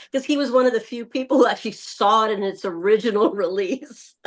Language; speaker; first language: English; native; English